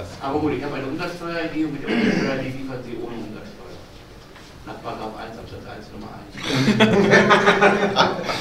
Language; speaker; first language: German; native; German